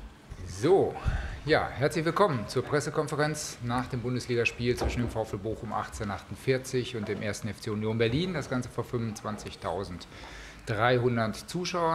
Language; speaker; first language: German; native; German